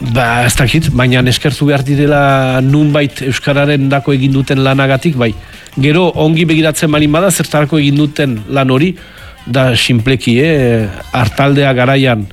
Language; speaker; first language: Basque; native; Basque